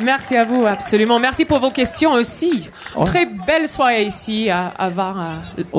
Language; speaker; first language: French; non-native, fluent; English